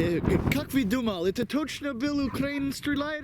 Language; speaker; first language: Russian; non-native, learner; English